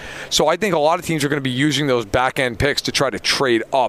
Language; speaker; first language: English; native; English